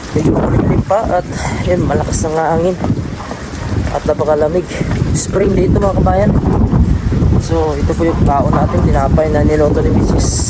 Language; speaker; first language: Filipino; non-native, local second language; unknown